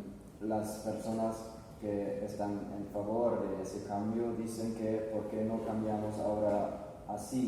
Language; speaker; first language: Spanish; non-native, fluent; German